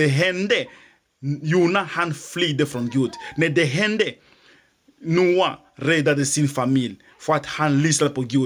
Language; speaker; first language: Swedish; non-native, fluent; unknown